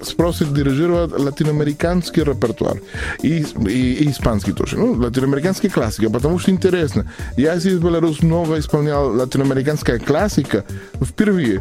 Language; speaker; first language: Russian; non-native, learner; Spanish